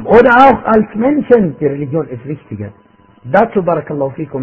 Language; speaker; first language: German; non-native, fluent; Arabic